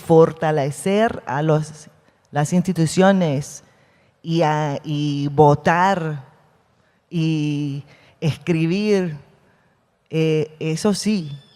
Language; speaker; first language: Spanish; non-native, fluent; English